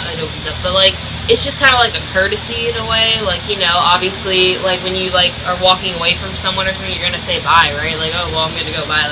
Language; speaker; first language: English; native; English